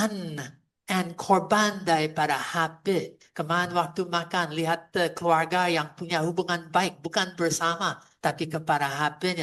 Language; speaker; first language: Indonesian; non-native, fluent; English